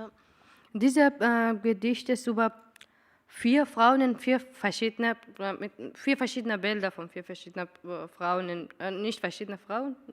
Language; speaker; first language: German; non-native, learner; Persian